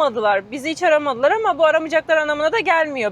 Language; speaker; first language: Turkish; native; Turkish